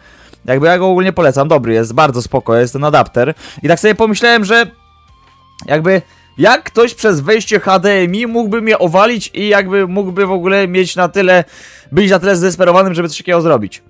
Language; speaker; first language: Polish; native; Polish